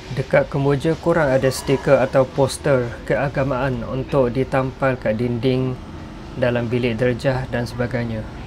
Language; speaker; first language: Malay; non-native, fluent; Western Cham